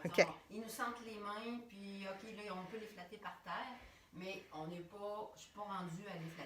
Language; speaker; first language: French; native; French